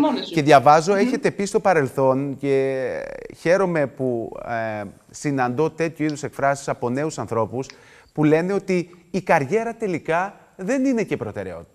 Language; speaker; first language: Greek; native; Greek